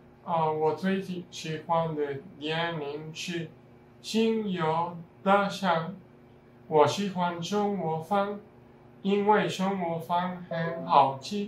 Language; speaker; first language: Chinese; non-native, learner; Spanish